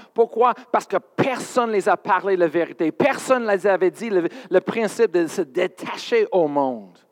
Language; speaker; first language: French; non-native, fluent; English